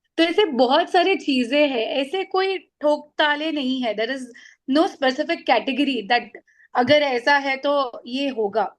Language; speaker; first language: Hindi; non-native, local second language; Marathi